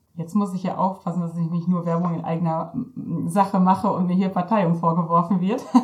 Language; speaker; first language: German; native; German